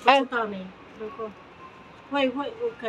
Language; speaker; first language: Chinese; non-native, learner; Filipino